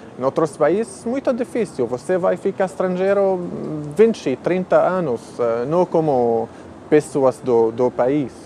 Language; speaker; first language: Portuguese; non-native, learner; Arabic